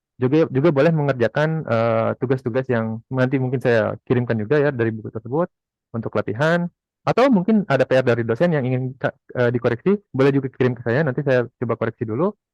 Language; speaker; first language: Indonesian; native; Indonesian